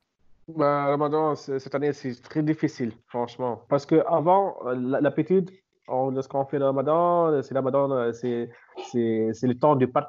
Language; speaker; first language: French; non-native, local second language; Arabic